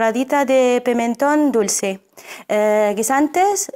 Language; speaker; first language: Spanish; non-native, fluent; Arabic